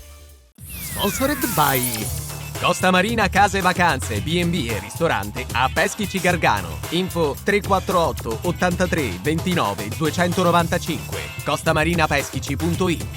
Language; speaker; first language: Italian; native; Italian